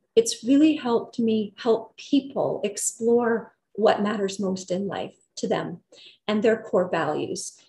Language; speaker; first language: English; native; English